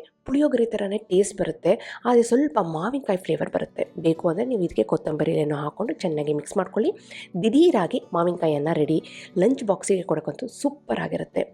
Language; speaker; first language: Kannada; native; Kannada